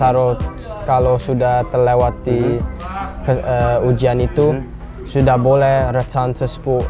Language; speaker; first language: Indonesian; early bilingual, heritage; English